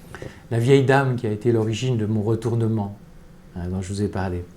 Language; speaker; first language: French; native; French